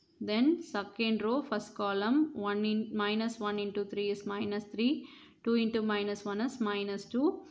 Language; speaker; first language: English; non-native, local second language; Tamil